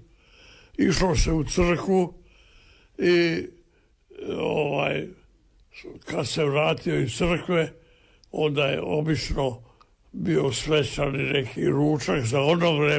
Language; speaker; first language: Serbian; native; Serbian